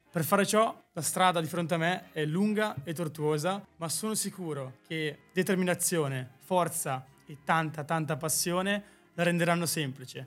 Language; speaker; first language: Italian; native; Italian